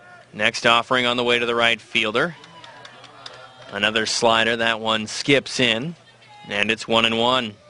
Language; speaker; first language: English; native; English